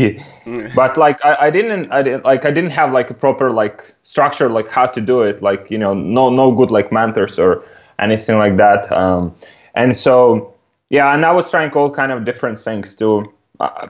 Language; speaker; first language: English; non-native, fluent; Ukrainian